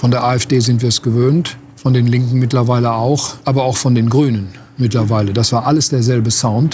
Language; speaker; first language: German; native; German